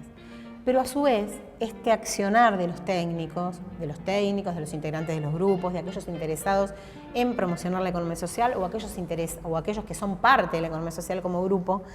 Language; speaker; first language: Spanish; native; Spanish